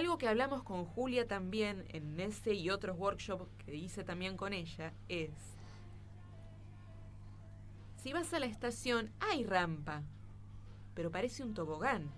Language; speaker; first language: Spanish; native; Spanish